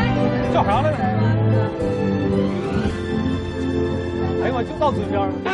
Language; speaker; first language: Chinese; native; Chinese